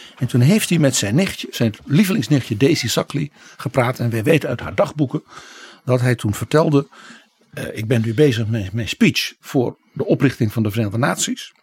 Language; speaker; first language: Dutch; native; Dutch